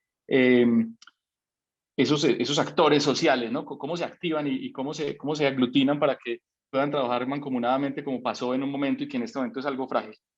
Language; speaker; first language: Spanish; native; Spanish